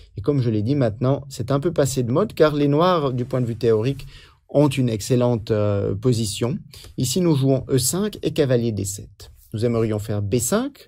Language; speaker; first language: French; native; French